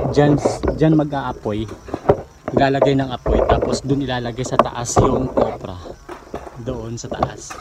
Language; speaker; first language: Filipino; non-native, local second language; Cebuano